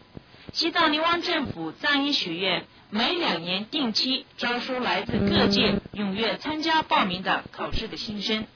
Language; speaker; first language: Chinese; native; Chinese